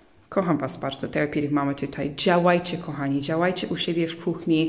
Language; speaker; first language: Polish; early bilingual, heritage; English